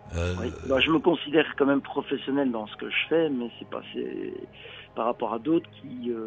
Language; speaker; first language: French; native; French